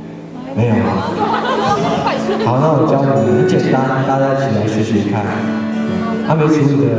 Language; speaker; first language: Chinese; non-native, local second language; Amis